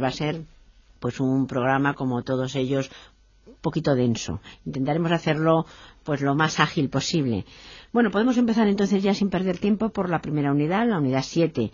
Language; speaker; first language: Spanish; native; Spanish